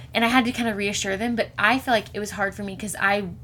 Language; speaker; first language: English; native; English